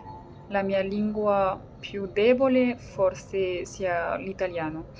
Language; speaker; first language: Italian; non-native, learner; French